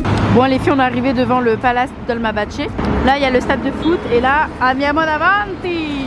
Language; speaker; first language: French; native; French